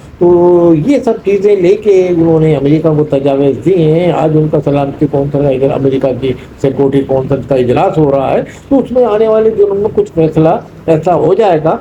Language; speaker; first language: Urdu; non-native, local second language; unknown